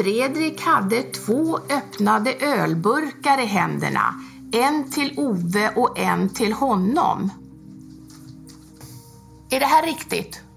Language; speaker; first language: Swedish; native; Swedish